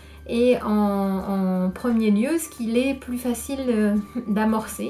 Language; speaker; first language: French; native; French